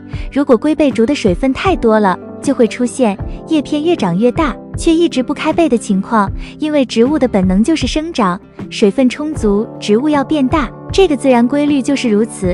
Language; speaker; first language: Chinese; native; Chinese